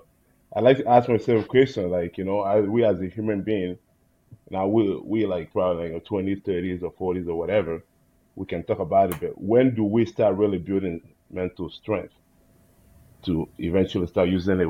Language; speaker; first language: English; non-native, local second language; Igbo